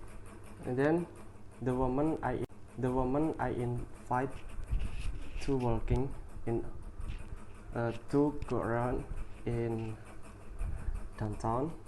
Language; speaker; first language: English; non-native, learner; Indonesian